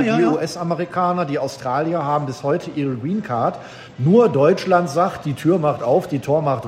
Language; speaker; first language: German; native; German